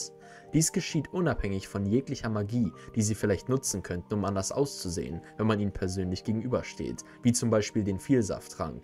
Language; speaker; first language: German; native; German